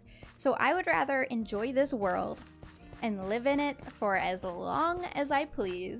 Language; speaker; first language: English; native; English